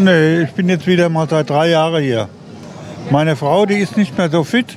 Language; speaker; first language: German; native; German